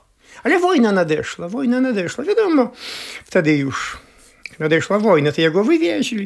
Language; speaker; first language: Polish; non-native, local second language; Belarusian